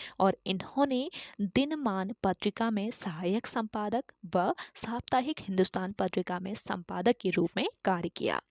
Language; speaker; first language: Hindi; native; Hindi